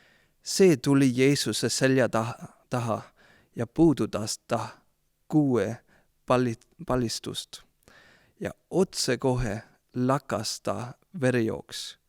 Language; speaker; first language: Estonian; non-native, fluent; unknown